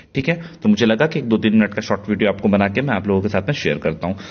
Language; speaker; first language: Hindi; non-native, local second language; Marathi